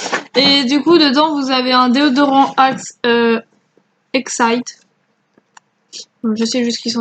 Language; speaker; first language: French; native; French